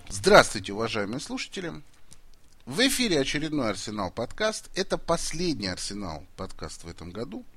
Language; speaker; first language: Russian; native; Russian